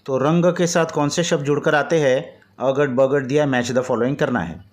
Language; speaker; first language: Hindi; non-native, local second language; Marathi